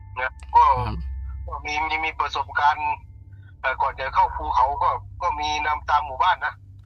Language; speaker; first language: Thai; non-native, local second language; Northeastern Thai